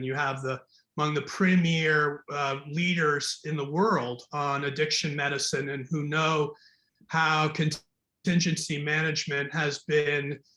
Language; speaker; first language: English; native; English